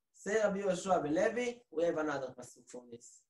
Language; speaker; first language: English; non-native, fluent; Hebrew